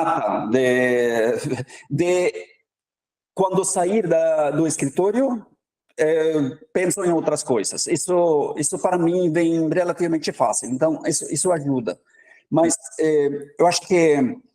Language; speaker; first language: Portuguese; non-native, fluent; Norwegian